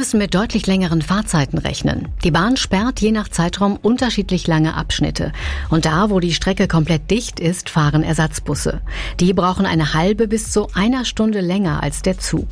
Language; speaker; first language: German; native; German